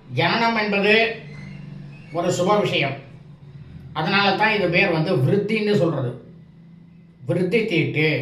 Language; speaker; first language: Tamil; native; Tamil